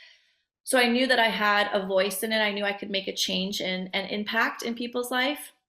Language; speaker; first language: English; native; English